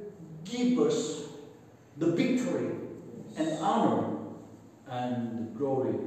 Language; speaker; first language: English; non-native, local second language; Cebuano